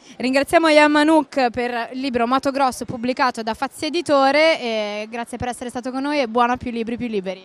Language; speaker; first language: Italian; native; Italian